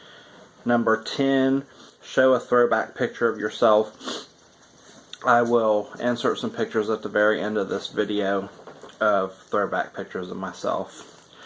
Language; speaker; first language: English; native; English